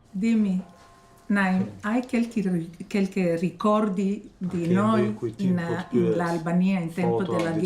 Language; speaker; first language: Italian; non-native, fluent; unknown